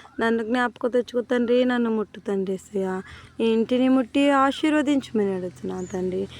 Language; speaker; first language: Telugu; non-native, local second language; Kannada